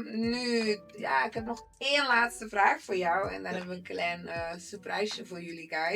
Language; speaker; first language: Dutch; native; Dutch